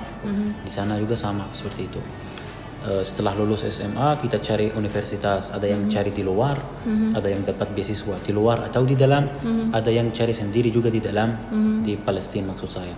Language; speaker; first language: Indonesian; non-native, fluent; Arabic